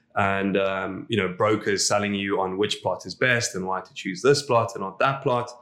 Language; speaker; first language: English; non-native, local second language; Afrikaans